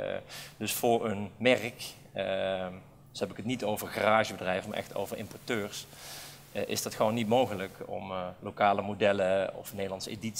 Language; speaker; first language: Dutch; native; Dutch